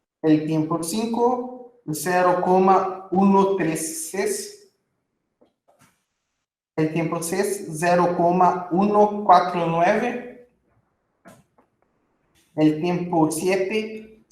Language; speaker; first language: Spanish; non-native, fluent; Portuguese